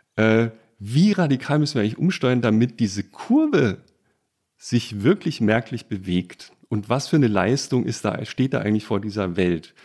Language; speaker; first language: German; native; German